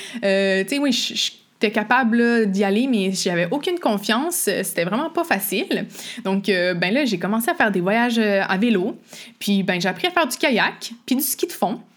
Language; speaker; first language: French; native; French